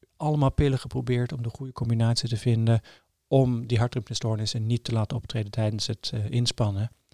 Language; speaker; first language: Dutch; non-native, fluent; Norwegian